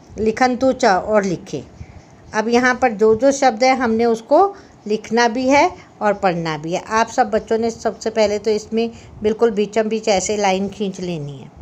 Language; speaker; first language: Hindi; native; Hindi